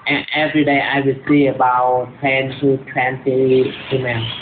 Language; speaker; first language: English; non-native, learner; Vietnamese